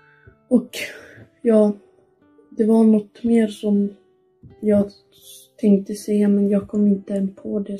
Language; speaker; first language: Swedish; early bilingual, other home language; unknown